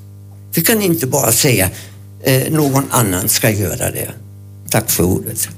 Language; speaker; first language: Swedish; non-native, fluent; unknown